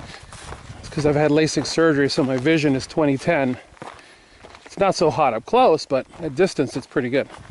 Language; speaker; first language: English; native; English